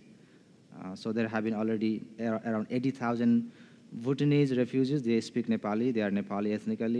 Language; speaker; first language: English; non-native, fluent; Nepali